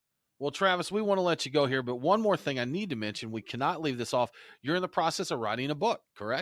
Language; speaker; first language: English; native; English